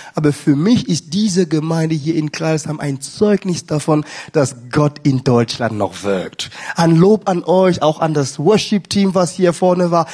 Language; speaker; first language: German; non-native, fluent; French